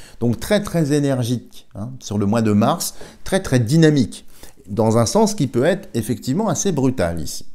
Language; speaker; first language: French; native; French